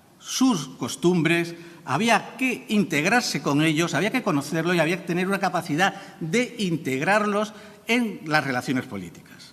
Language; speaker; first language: Spanish; native; Spanish